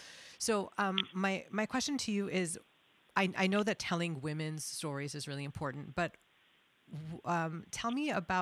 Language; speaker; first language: English; non-native, local second language; Bangla